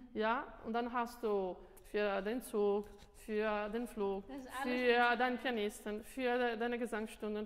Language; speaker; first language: German; non-native, fluent; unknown